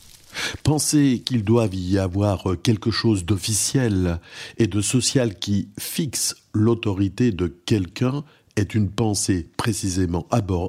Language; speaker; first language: French; native; French